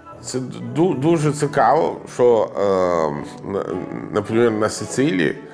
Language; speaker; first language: Ukrainian; non-native, learner; Italian